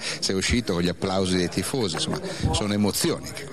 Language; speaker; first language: Italian; native; Italian